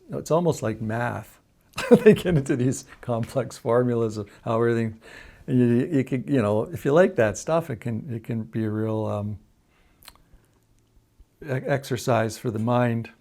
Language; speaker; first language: English; native; English